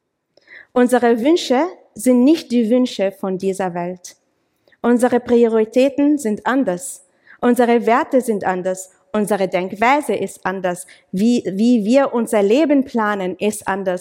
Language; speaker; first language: German; non-native, fluent; English